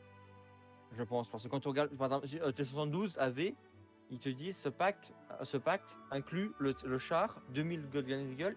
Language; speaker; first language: French; native; French